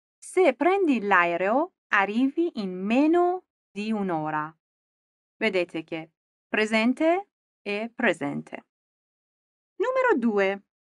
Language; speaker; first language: Italian; non-native, fluent; Persian